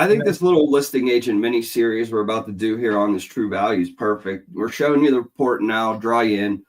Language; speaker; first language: English; native; English